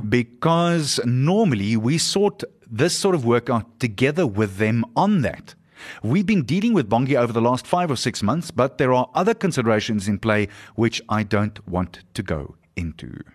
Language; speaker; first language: English; non-native, local second language; Afrikaans